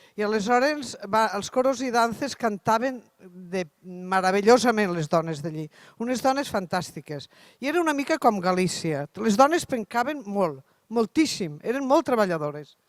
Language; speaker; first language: Catalan; native; Catalan